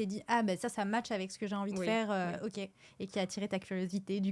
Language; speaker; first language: French; native; French